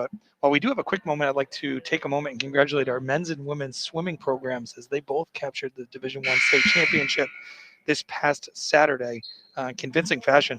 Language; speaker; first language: English; native; English